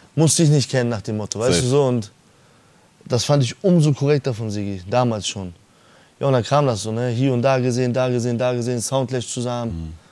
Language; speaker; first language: German; early bilingual, other home language; Persian